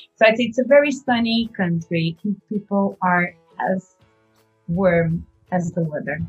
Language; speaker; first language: English; non-native, fluent; Portuguese